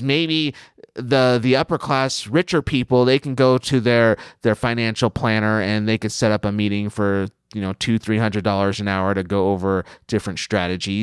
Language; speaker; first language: English; native; English